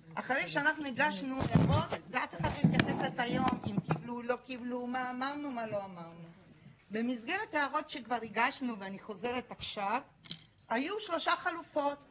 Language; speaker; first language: Hebrew; native; Hebrew